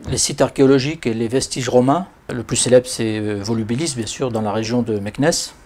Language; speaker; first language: French; native; French